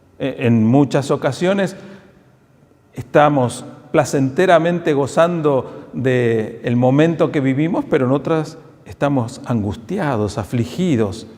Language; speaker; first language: Spanish; native; Spanish